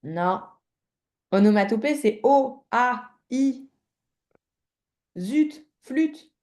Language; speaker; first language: French; native; French